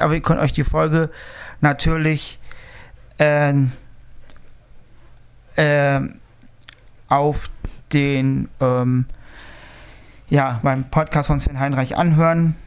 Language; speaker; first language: German; native; German